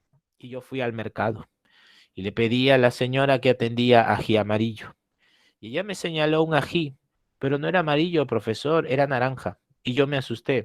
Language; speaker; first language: Spanish; native; Spanish